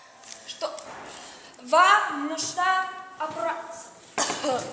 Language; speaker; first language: Russian; non-native, learner; English